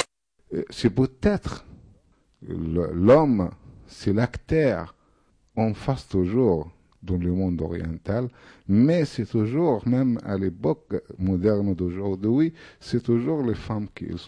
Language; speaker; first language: French; non-native, fluent; Arabic